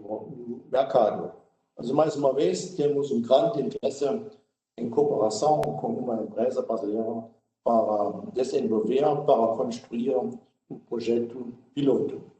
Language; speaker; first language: Portuguese; non-native, learner; German